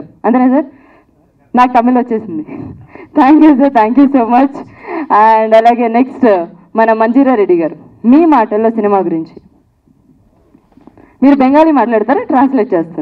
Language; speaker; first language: Telugu; native; Telugu